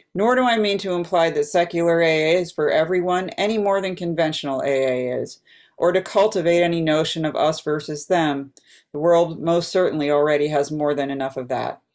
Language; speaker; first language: English; native; English